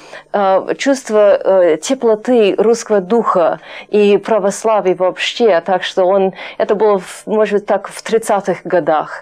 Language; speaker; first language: Russian; non-native, fluent; English